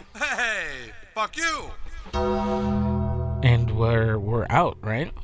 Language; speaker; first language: English; native; English